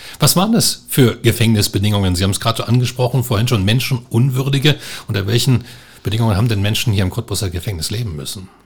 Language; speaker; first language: German; native; German